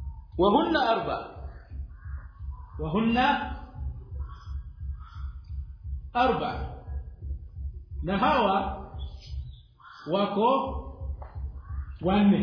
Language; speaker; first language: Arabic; non-native, fluent; Swahili